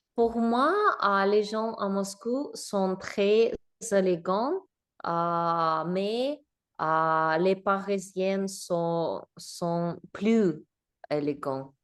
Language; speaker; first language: French; non-native, learner; Russian